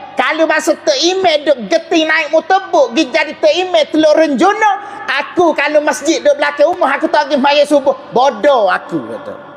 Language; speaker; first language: Malay; native; Malay